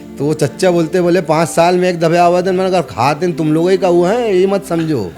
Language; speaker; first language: Hindi; non-native, local second language; Urdu